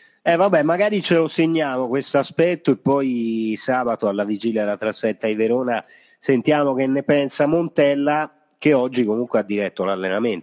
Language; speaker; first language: Italian; native; Italian